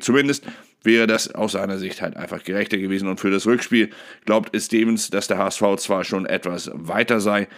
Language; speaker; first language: German; native; German